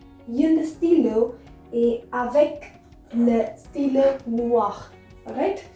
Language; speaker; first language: French; non-native, learner; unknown